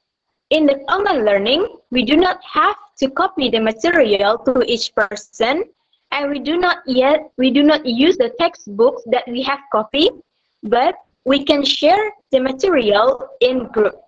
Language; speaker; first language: English; non-native, learner; Indonesian